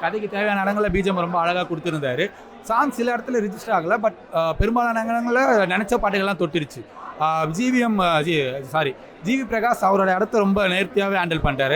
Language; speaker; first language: Tamil; native; Tamil